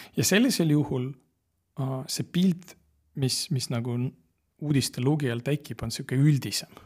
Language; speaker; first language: Estonian; non-native, local second language; Russian